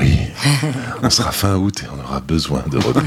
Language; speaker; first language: French; native; French